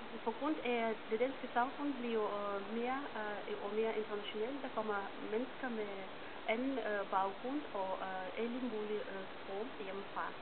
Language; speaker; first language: Danish; non-native, fluent; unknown